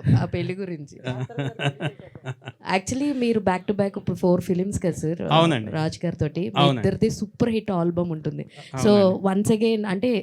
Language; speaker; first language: Telugu; native; Telugu